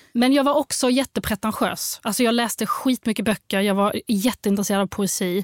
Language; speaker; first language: Swedish; early bilingual, other home language; Arabic